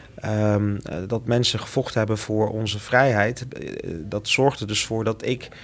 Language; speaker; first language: Dutch; early bilingual, other home language; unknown